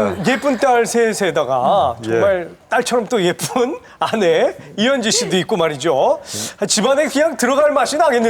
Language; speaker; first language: Korean; native; Korean